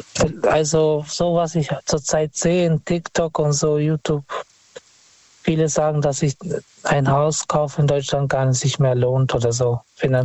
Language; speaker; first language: German; non-native, fluent; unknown